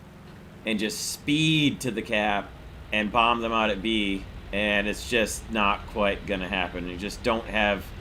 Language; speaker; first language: English; native; English